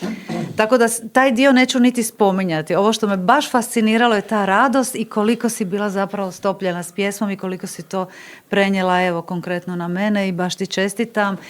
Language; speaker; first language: Bosnian; native; Bosnian